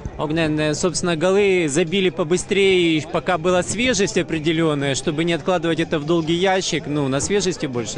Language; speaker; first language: Russian; native; Russian